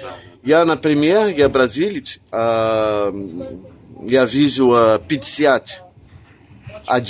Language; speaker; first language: Russian; non-native, learner; Portuguese